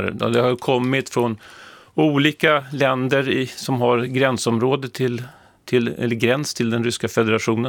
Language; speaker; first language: Swedish; native; Swedish